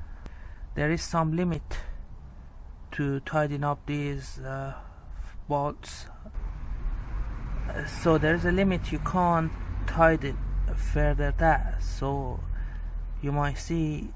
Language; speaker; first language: English; non-native, fluent; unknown